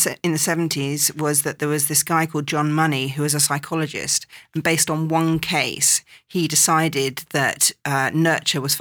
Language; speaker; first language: English; native; English